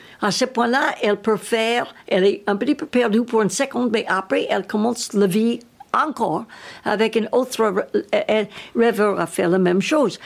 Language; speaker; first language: French; non-native, learner; English